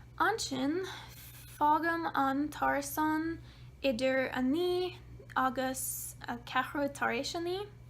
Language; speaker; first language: Irish; non-native, learner; English